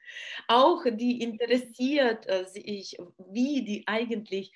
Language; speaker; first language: German; non-native, learner; Russian